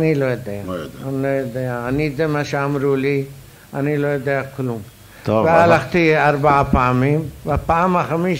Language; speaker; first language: Hebrew; non-native, fluent; Arabic